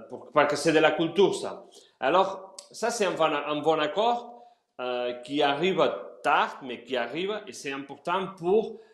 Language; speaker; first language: French; non-native, fluent; Spanish